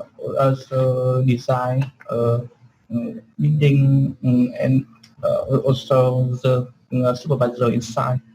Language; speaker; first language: English; non-native, learner; Vietnamese